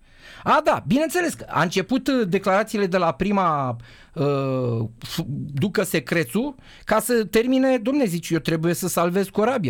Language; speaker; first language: Romanian; native; Romanian